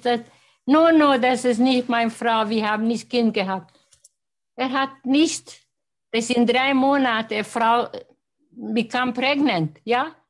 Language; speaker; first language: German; non-native, learner; Hungarian